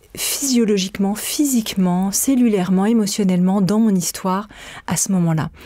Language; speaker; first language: French; native; French